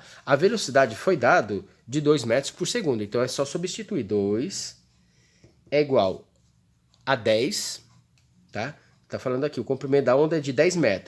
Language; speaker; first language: Portuguese; native; Portuguese